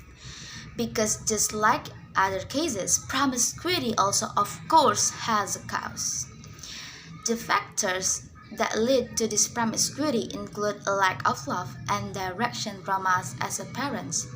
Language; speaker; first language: English; non-native, learner; Indonesian